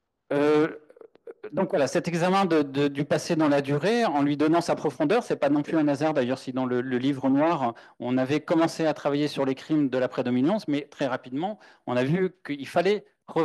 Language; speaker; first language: French; native; French